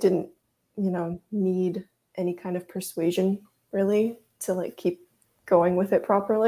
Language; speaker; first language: English; early bilingual, other home language; Russian